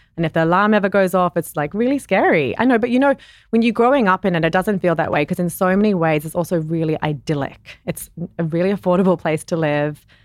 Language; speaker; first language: English; native; English